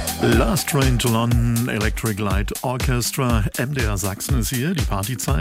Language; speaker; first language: German; native; German